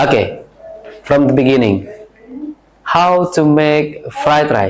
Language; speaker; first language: English; non-native, learner; Indonesian